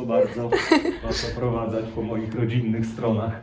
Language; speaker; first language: Polish; native; Polish